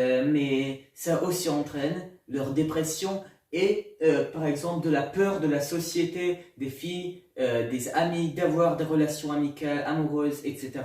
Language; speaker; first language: French; non-native, learner; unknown